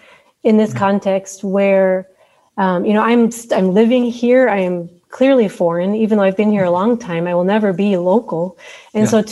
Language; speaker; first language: English; native; English